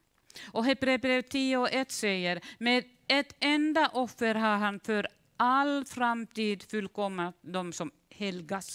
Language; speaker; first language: Swedish; non-native, fluent; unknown